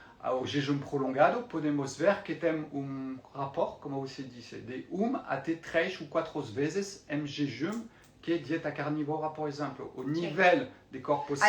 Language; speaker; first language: Portuguese; non-native, fluent; French